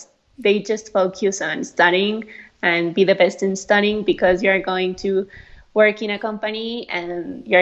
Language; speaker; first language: English; non-native, fluent; Spanish